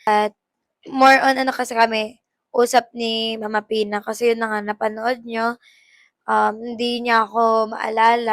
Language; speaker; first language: Filipino; native; Filipino